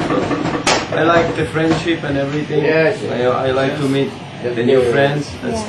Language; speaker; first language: English; non-native, learner; Polish